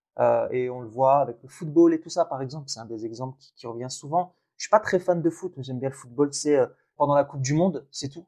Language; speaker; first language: French; early bilingual, other home language; Arabic